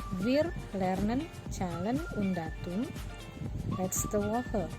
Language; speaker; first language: German; non-native, learner; Indonesian